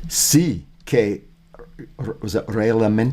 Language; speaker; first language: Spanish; non-native, learner; English